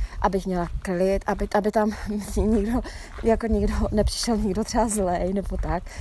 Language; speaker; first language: Czech; native; Czech